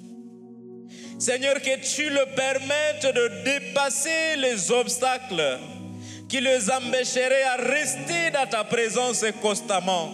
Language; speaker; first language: French; non-native, local second language; Swahili